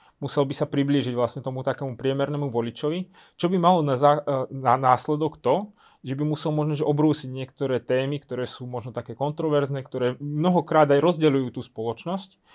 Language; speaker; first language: Slovak; native; Slovak